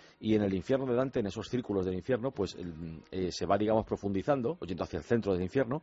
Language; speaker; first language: Spanish; native; Spanish